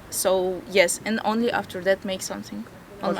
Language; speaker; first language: English; non-native, fluent; Latvian